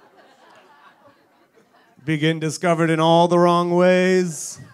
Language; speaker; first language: English; native; English